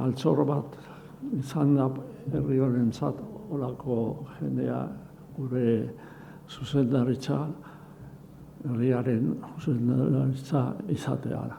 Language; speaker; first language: Basque; non-native, local second language; Spanish